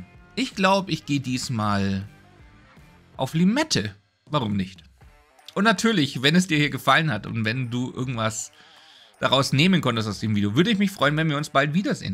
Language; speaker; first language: German; native; German